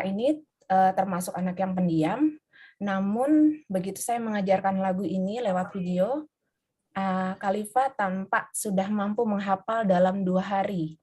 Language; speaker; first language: Indonesian; native; Indonesian